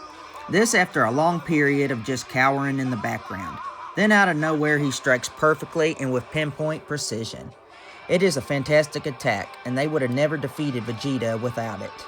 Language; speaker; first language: English; native; English